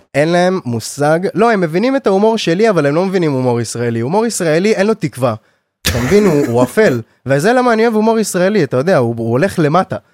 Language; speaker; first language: Hebrew; native; Hebrew